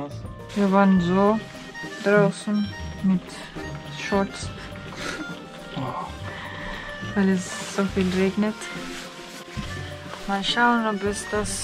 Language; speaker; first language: German; non-native, learner; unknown